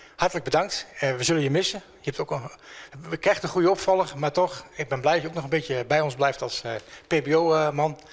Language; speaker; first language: Dutch; native; Dutch